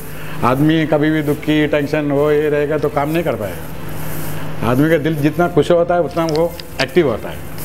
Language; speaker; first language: Hindi; non-native, local second language; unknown